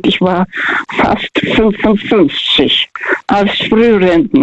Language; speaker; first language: German; non-native, fluent; Russian